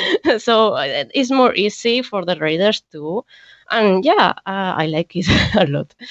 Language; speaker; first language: English; non-native, learner; Spanish